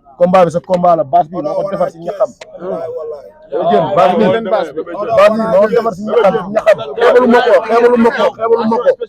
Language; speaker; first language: Wolof; non-native, local second language; Fula